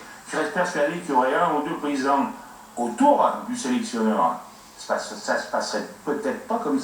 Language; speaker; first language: French; native; French